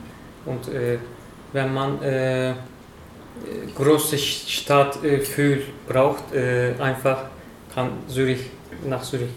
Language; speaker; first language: German; non-native, learner; Turkish